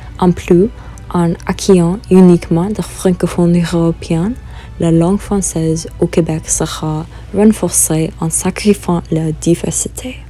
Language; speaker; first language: French; non-native, local second language; English